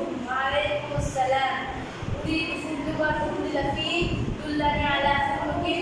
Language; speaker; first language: Arabic; non-native, learner; Bangla